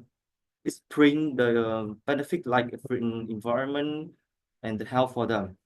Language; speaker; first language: English; non-native, learner; Vietnamese